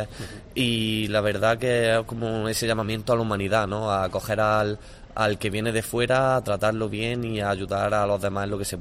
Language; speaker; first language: Spanish; native; Spanish